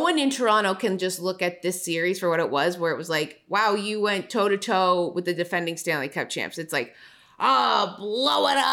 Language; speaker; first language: English; native; English